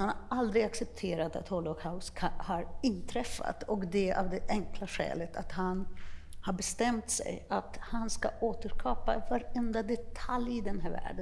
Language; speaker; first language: Swedish; non-native, fluent; Polish